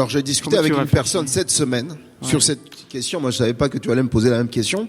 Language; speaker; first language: French; native; French